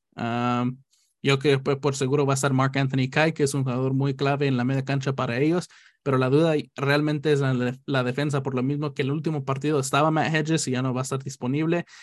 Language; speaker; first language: Spanish; native; Spanish